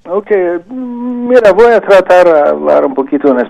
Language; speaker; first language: Spanish; non-native, learner; English